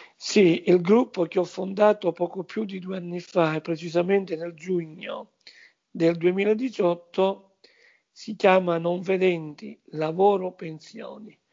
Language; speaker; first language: Italian; native; Italian